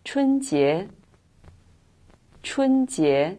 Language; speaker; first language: Chinese; non-native, fluent; Korean